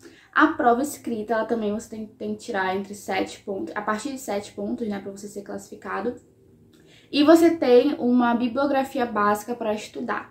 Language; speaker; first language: Portuguese; native; Portuguese